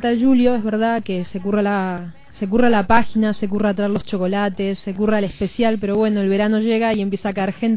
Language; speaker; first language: Spanish; native; Spanish